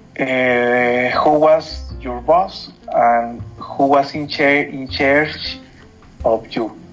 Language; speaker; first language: English; non-native, learner; Spanish